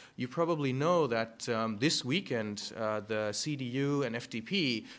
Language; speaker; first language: English; early bilingual, other home language; German